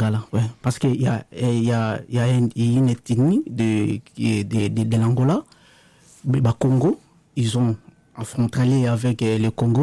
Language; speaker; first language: French; non-native, local second language; Lingala